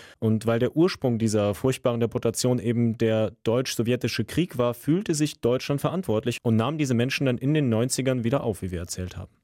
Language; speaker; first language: German; early bilingual, other home language; Russian